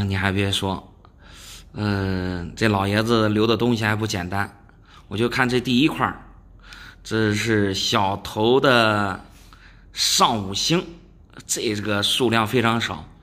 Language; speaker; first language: Chinese; native; Chinese